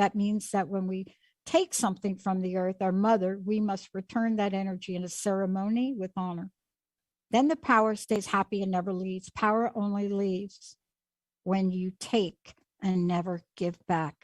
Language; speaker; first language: English; native; English